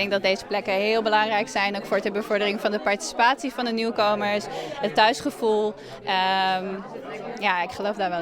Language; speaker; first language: Dutch; native; Dutch